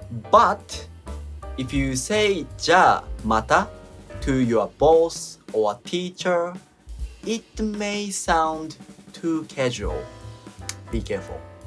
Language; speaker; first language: English; non-native, fluent; Japanese